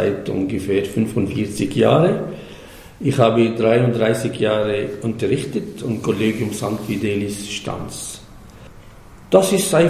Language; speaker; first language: German; non-native, fluent; Arabic